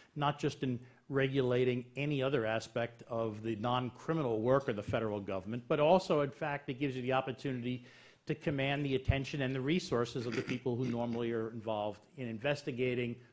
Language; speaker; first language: English; native; English